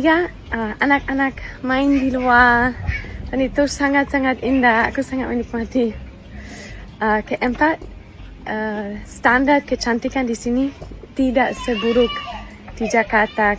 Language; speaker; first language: Indonesian; non-native, fluent; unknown